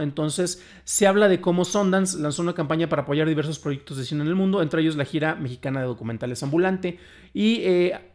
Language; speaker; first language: Spanish; native; Spanish